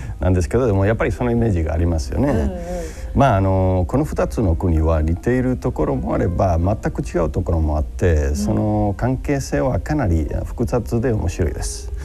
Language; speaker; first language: Japanese; non-native, fluent; Spanish